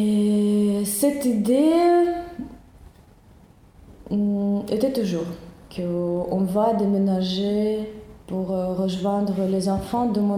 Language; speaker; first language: French; non-native, learner; Russian